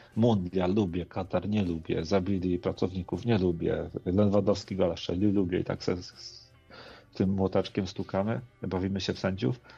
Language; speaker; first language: Polish; native; Polish